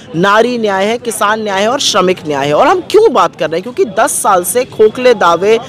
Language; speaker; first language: Hindi; native; Hindi